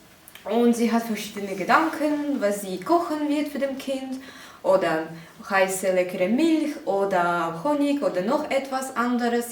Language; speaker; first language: German; non-native, fluent; Ukrainian